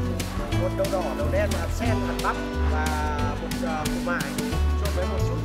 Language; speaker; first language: Vietnamese; native; Vietnamese